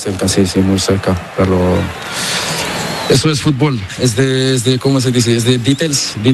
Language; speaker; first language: Spanish; non-native, fluent; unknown